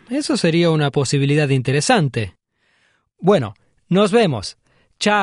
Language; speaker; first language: Spanish; non-native, fluent; English